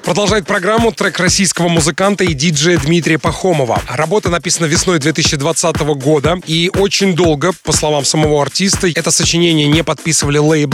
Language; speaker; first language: Russian; native; Russian